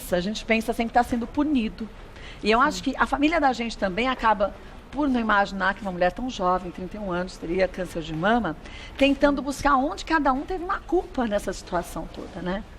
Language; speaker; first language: Portuguese; native; Portuguese